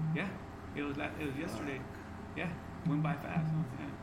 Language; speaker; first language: English; native; English